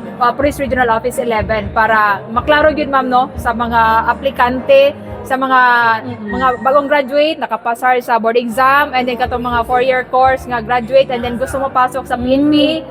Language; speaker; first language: Cebuano; native; Cebuano